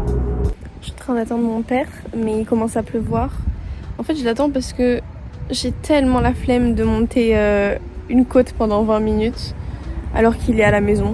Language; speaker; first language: French; native; French